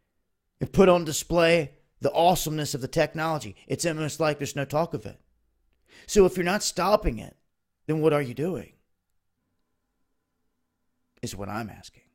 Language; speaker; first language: English; native; English